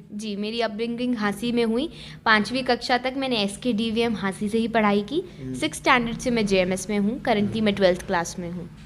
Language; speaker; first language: Hindi; native; Hindi